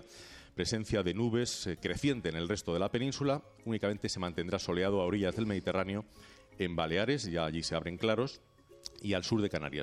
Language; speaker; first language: Spanish; native; Spanish